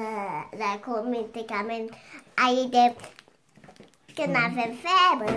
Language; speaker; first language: Romanian; early bilingual, heritage; Romanian